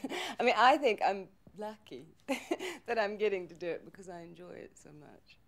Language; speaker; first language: English; native; English